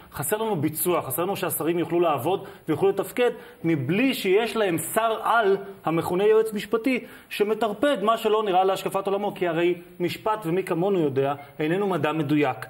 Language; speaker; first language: Hebrew; native; Hebrew